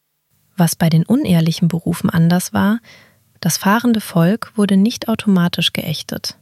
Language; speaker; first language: German; native; German